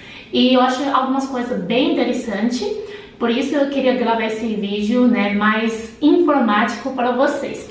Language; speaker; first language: Portuguese; non-native, fluent; Chinese